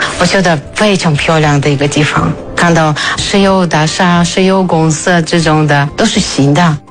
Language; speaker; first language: Chinese; non-native, fluent; Russian